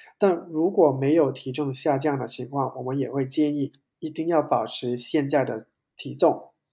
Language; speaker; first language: Chinese; non-native, local second language; Cantonese